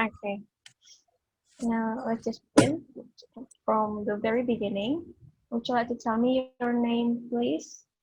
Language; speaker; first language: English; non-native, fluent; Indonesian